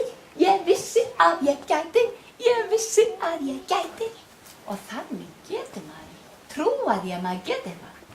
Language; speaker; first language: Icelandic; non-native, fluent; Danish